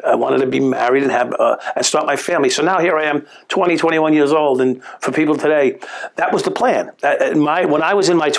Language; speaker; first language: English; native; English